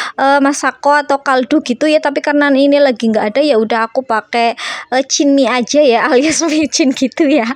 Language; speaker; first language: Indonesian; non-native, local second language; Javanese